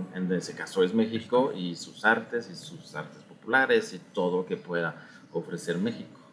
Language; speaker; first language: Spanish; non-native, fluent; French